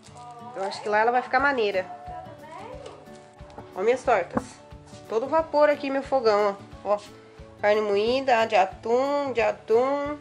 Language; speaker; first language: Portuguese; native; Portuguese